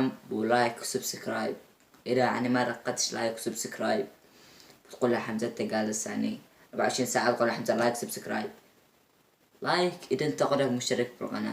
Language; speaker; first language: Arabic; native; Arabic